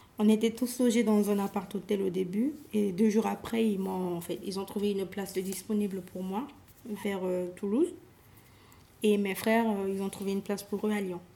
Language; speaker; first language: French; non-native, local second language; Sango